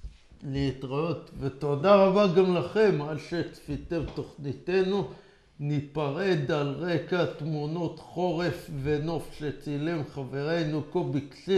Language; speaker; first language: Hebrew; native; Hebrew